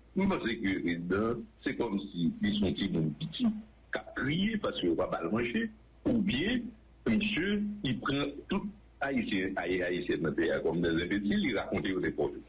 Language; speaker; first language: French; non-native, local second language; Haitian Creole